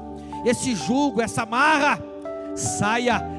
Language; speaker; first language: Portuguese; native; Portuguese